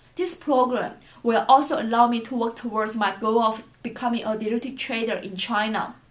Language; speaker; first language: English; non-native, fluent; Chinese